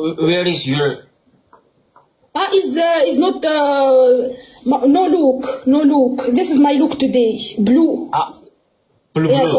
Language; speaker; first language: English; non-native, learner; Arabic